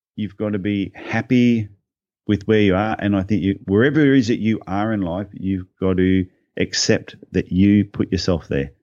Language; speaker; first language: English; native; English